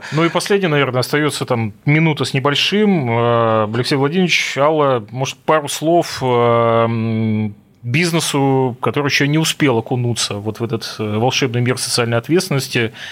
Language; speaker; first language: Russian; native; Russian